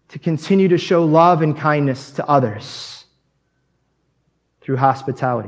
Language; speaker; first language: English; native; English